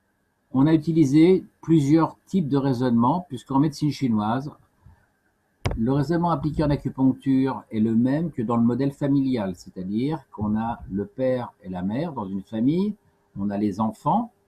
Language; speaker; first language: French; native; French